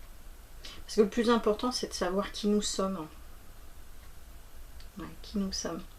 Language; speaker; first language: French; native; French